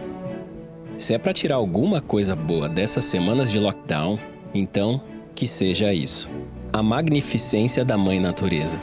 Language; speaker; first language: Portuguese; native; Portuguese